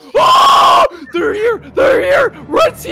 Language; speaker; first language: English; native; English